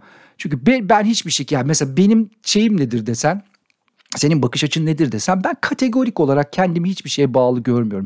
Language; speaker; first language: Turkish; native; Turkish